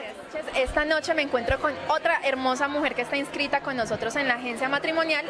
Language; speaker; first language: Spanish; native; Spanish